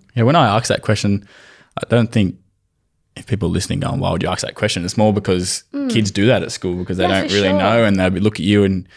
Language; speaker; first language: English; native; English